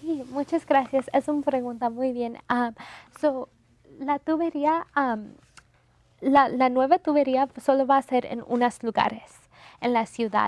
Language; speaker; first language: Spanish; non-native, fluent; English